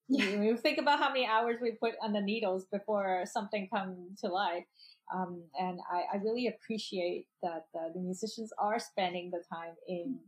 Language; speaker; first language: English; non-native, local second language; Cantonese